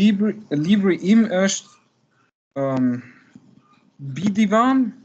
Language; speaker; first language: Albanian; non-native, learner; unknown